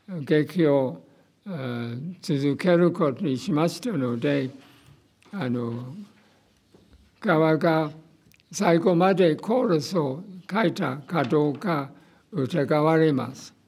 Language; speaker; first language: Japanese; non-native, fluent; English